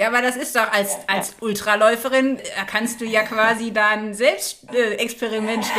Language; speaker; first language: German; native; German